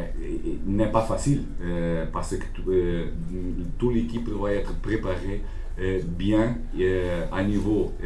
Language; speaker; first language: French; non-native, learner; Portuguese